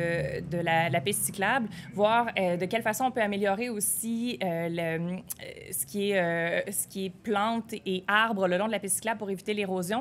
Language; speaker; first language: French; native; French